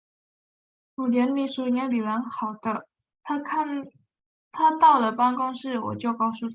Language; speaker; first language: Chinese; non-native, fluent; Indonesian